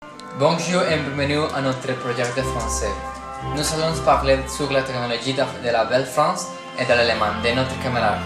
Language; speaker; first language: French; non-native, learner; Spanish